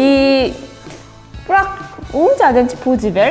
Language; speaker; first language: Portuguese; non-native, fluent; Korean